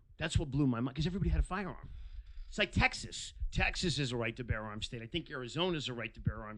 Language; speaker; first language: English; native; English